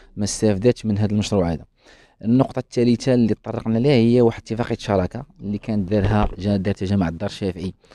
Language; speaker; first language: Arabic; native; Arabic